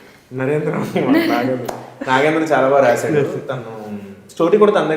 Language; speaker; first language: Telugu; native; Telugu